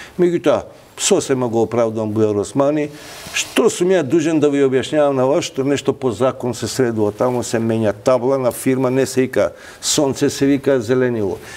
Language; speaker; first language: Macedonian; non-native, local second language; Albanian